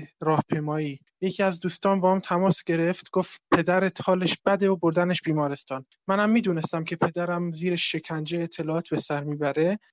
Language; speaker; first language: Persian; non-native, local second language; Kurdish